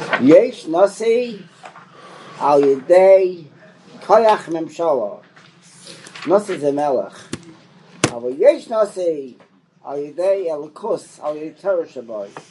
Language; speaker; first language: Hebrew; non-native, fluent; English